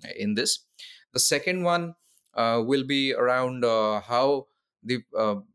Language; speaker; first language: English; non-native, local second language; Odia